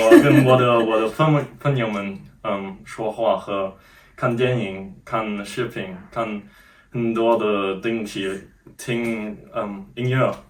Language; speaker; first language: Chinese; non-native, learner; German